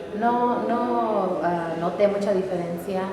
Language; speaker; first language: Spanish; early bilingual, other home language; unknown